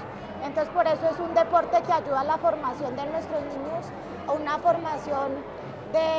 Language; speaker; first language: Spanish; native; Spanish